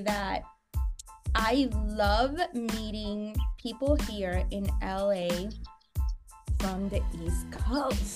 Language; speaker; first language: English; native; English